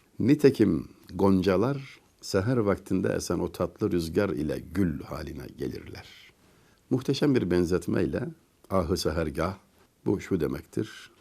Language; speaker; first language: Turkish; native; Turkish